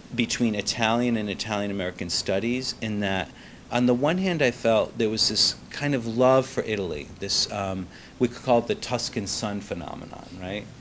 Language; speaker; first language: English; early bilingual, other home language; Italian